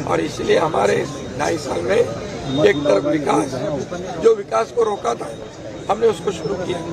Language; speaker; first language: Hindi; non-native, local second language; Marathi